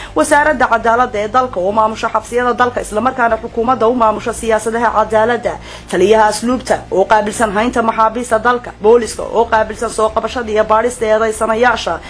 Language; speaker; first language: Somali; native; Somali